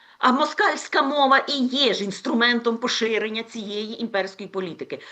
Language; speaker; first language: Ukrainian; native; Ukrainian